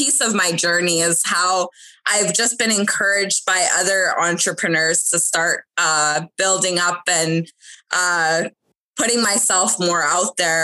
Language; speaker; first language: English; native; English